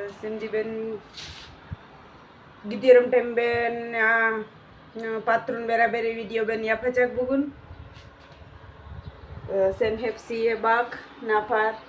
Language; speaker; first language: Turkish; non-native, learner; Gujarati